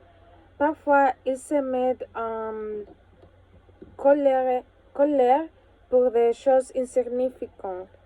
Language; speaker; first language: French; non-native, learner; Spanish